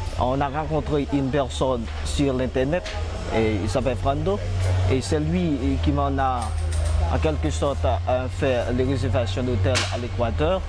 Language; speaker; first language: French; non-native, local second language; Haitian Creole